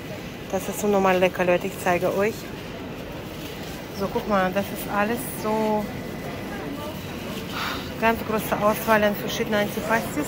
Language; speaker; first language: German; non-native, fluent; Latvian